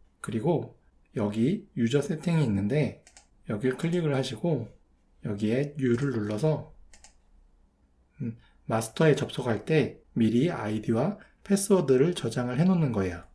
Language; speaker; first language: Korean; native; Korean